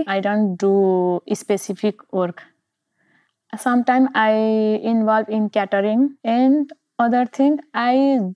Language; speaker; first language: English; non-native, learner; Nepali